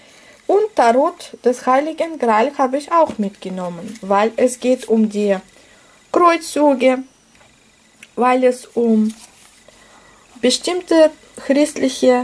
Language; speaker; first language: German; non-native, fluent; Russian